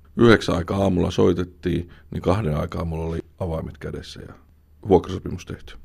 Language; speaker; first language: Finnish; native; Finnish